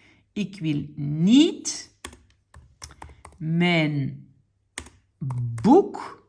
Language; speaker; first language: Dutch; non-native, local second language; French